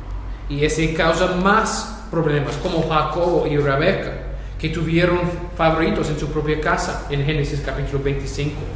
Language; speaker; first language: Spanish; non-native, fluent; English